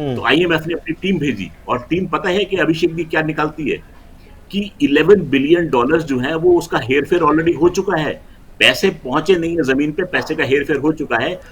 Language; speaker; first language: Hindi; non-native, local second language; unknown